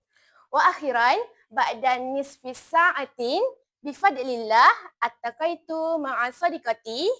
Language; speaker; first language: Arabic; non-native, learner; Malay